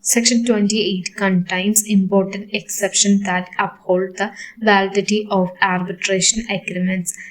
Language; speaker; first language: English; non-native, local second language; Malayalam